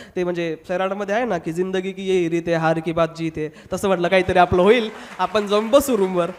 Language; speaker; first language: Marathi; non-native, local second language; Hindi